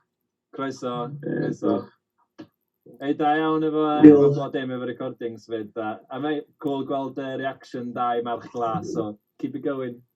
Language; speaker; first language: Welsh; native; Welsh